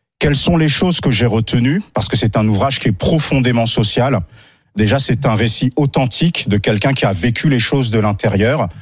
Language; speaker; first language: French; native; French